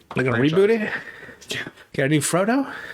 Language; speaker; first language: English; native; English